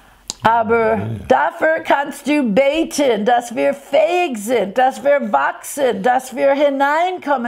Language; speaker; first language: German; non-native, fluent; English